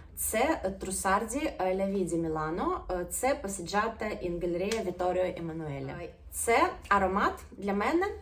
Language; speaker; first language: Ukrainian; non-native, local second language; Russian